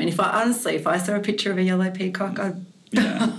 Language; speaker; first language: English; native; English